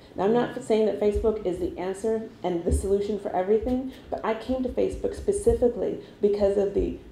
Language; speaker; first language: English; non-native, local second language; Igbo